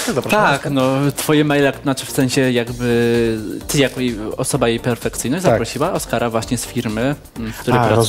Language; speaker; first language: Polish; native; Polish